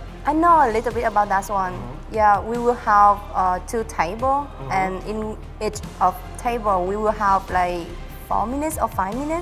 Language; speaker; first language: English; non-native, learner; Vietnamese